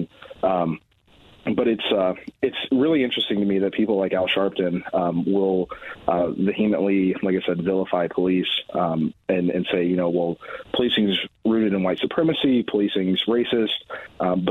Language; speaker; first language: English; native; English